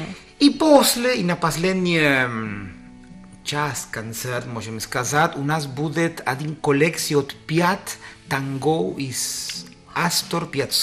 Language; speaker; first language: Russian; non-native, learner; Spanish